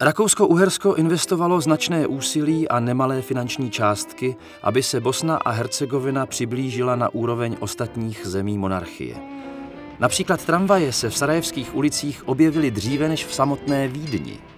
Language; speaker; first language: Czech; native; Czech